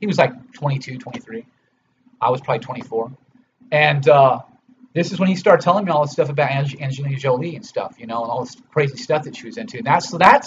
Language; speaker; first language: English; native; English